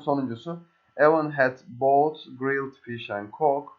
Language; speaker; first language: English; non-native, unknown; Turkish